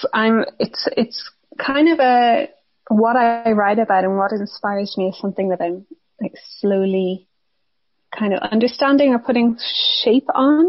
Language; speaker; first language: English; native; English